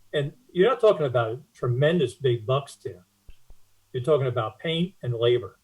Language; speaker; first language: English; native; English